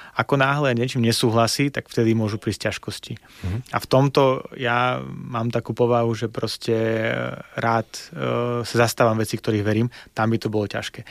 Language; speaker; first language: Slovak; early bilingual, other home language; Russian